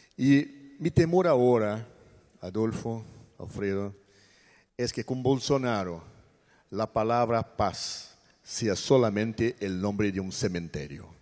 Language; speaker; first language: Spanish; non-native, learner; Portuguese